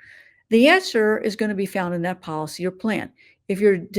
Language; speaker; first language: English; native; English